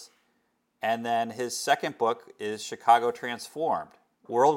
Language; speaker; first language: English; native; English